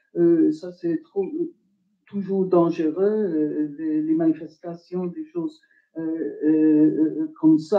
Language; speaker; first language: French; non-native, fluent; English